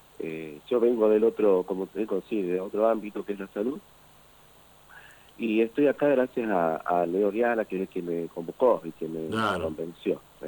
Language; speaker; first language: Spanish; native; Spanish